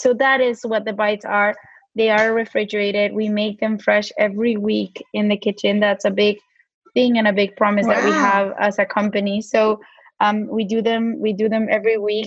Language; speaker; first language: English; non-native, fluent; Spanish